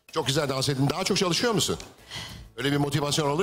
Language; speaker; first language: Turkish; native; Turkish